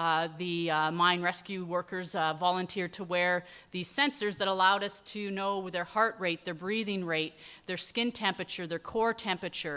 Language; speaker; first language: English; native; English